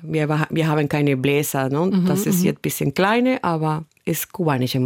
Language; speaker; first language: German; non-native, fluent; Spanish